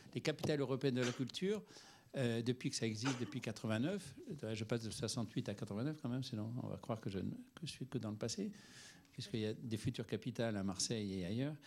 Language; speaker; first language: French; native; French